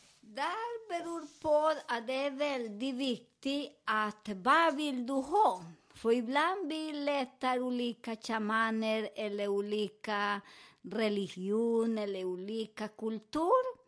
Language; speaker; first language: Swedish; non-native, fluent; Spanish